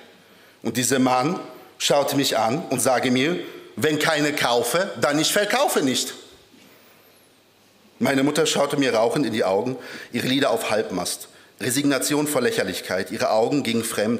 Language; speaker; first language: German; early bilingual, other home language; Polish